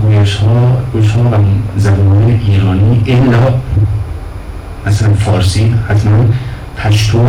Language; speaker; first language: Persian; non-native, fluent; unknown